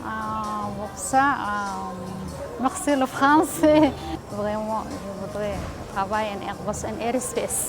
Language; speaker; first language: French; non-native, learner; Arabic